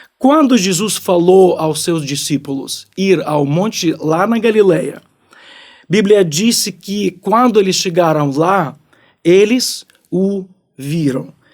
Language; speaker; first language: Portuguese; non-native, fluent; Ukrainian